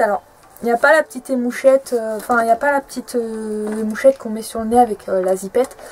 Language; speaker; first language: French; native; French